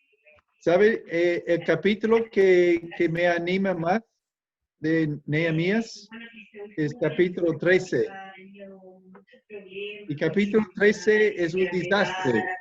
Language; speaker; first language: Spanish; non-native, fluent; English